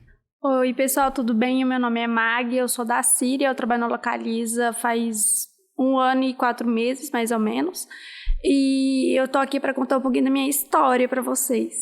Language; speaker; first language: Portuguese; non-native, fluent; Arabic